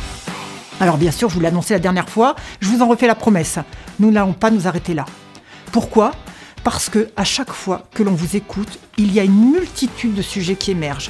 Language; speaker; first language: French; native; French